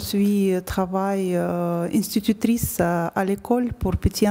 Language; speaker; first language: French; non-native, learner; Russian